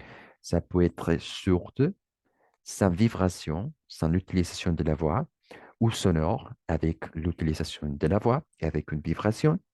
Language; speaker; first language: French; non-native, learner; Spanish